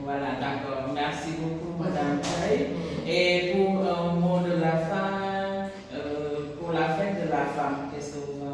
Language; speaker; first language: French; non-native, local second language; Wolof